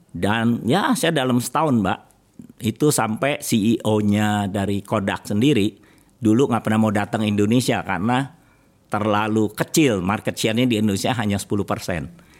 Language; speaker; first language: Indonesian; native; Indonesian